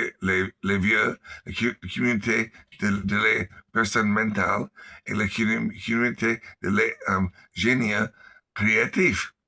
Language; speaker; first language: French; non-native, learner; English